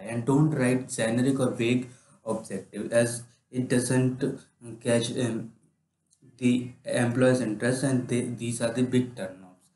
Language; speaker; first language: English; non-native, local second language; Hindi